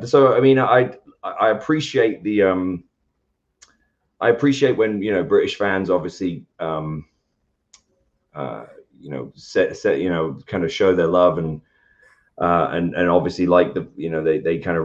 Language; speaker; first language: English; native; English